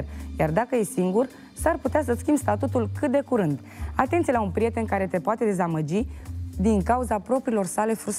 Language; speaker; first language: Romanian; native; Romanian